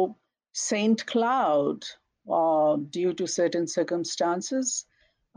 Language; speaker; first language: English; non-native, local second language; Hindi